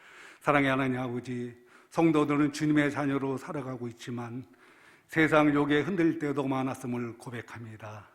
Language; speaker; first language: Korean; native; Korean